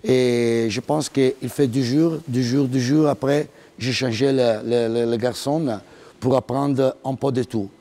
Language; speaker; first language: French; non-native, learner; Italian